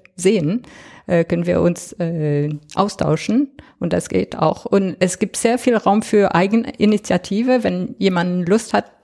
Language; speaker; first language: German; non-native, fluent; French